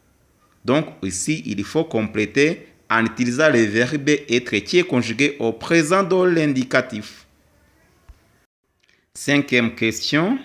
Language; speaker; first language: French; non-native, local second language; Kinyarwanda